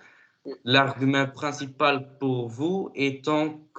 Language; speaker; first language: French; non-native, learner; Dutch